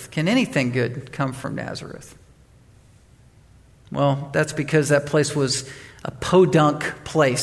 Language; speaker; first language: English; native; English